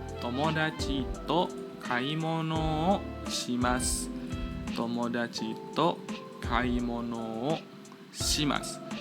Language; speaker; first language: Japanese; non-native, fluent; Indonesian